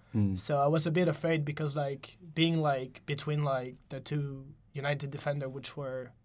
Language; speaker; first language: English; non-native, fluent; French